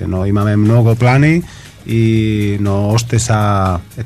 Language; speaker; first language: Bulgarian; non-native, learner; Spanish